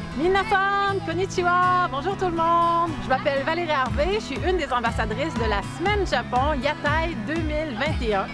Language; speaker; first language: French; native; French